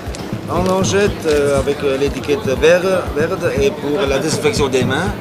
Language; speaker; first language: French; non-native, fluent; German